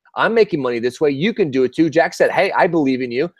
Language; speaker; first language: English; native; English